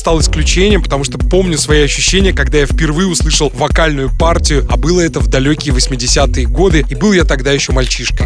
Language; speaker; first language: Russian; native; Russian